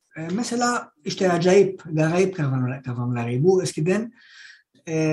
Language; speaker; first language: Turkish; non-native, learner; Greek